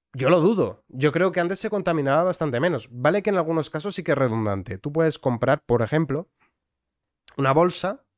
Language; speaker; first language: Spanish; native; Spanish